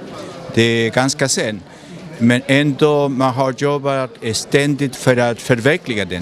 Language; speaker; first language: Swedish; non-native, fluent; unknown